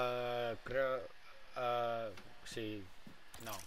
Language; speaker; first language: Spanish; non-native, learner; English